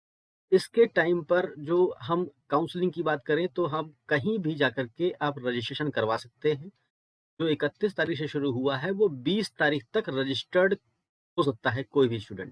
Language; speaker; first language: Hindi; native; Hindi